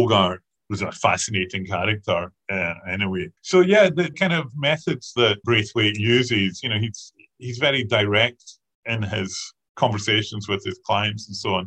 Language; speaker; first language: English; native; English